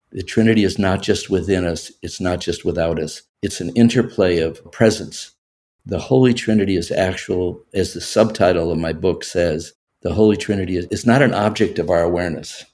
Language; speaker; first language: English; native; English